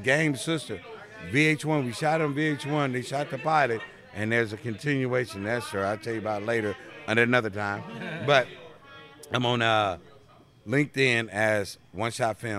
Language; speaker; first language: English; native; English